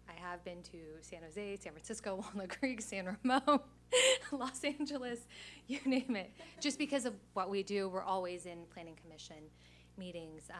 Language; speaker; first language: English; native; English